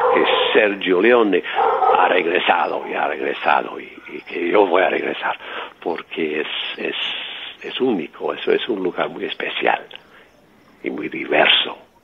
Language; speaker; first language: Spanish; non-native, fluent; English